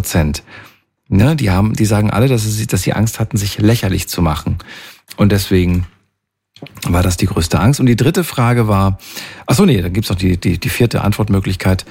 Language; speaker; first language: German; native; German